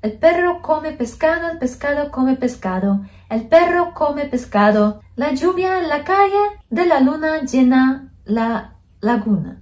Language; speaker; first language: Spanish; non-native, fluent; Polish